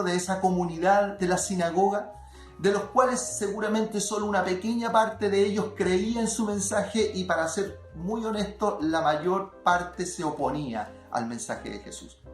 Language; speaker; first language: Spanish; native; Spanish